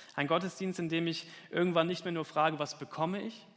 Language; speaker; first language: German; native; German